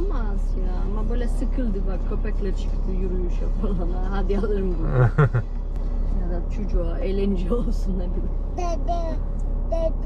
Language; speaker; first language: Turkish; non-native, fluent; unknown